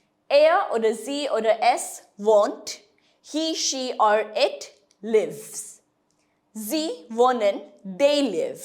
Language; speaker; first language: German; non-native, fluent; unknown